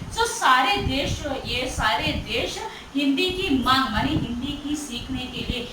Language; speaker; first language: Hindi; non-native, local second language; Telugu